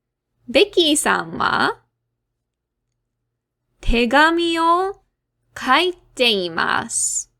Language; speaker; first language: Japanese; non-native, fluent; English